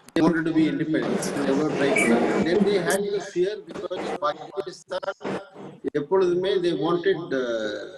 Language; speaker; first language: English; non-native, local second language; Tamil